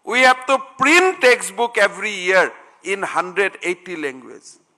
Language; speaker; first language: English; non-native, local second language; Assamese